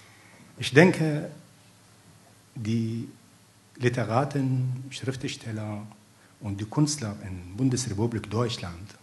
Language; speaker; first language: German; non-native, fluent; Arabic